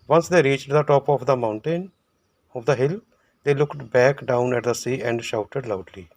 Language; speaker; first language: English; non-native, local second language; Punjabi